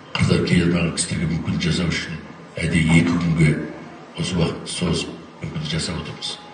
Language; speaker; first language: Kazakh; native; Kazakh